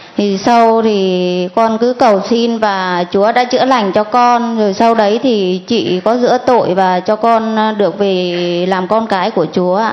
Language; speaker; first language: Vietnamese; non-native, local second language; Muong